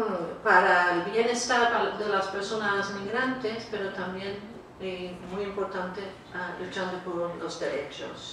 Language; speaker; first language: Spanish; non-native, fluent; English